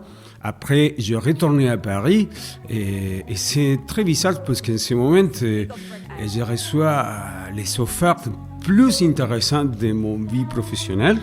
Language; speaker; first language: French; non-native, fluent; Spanish